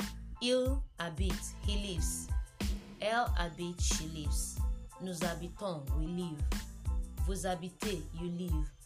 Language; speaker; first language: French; non-native, fluent; English